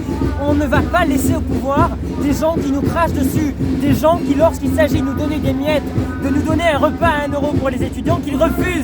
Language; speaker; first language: French; native; French